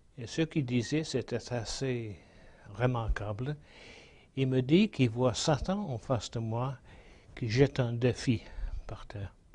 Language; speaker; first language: French; non-native, fluent; English